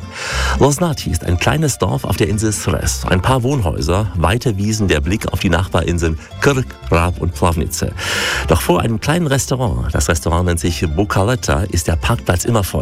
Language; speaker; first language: German; native; German